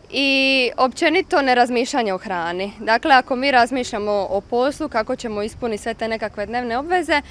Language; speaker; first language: Croatian; native; Croatian